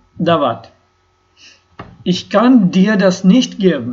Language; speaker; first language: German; non-native, learner; Ukrainian